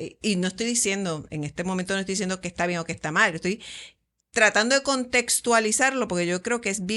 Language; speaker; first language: Spanish; native; Spanish